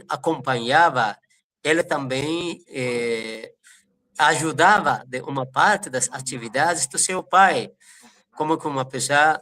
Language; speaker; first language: Portuguese; non-native, fluent; Persian